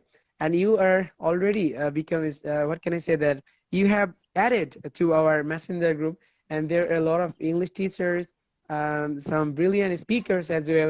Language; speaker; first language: English; non-native, fluent; Bangla